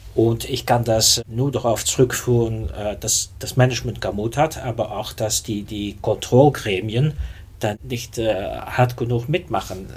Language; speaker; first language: German; non-native, fluent; Dutch